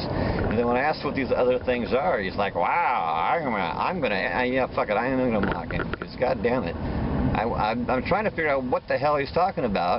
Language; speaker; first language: English; native; English